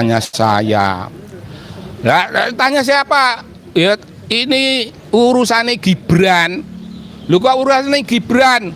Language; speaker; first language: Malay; non-native, local second language; Javanese